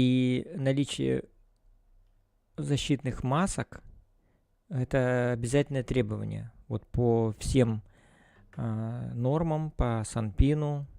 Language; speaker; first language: Russian; native; Russian